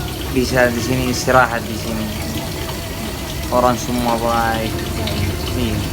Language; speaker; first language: Indonesian; non-native, learner; Arabic